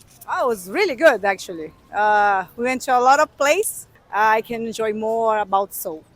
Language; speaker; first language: English; non-native, learner; Portuguese